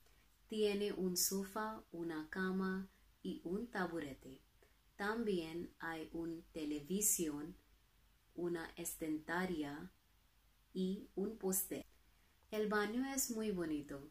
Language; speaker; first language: Spanish; non-native, learner; Hindi